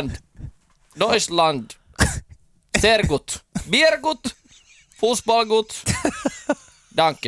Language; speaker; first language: German; non-native, learner; Finnish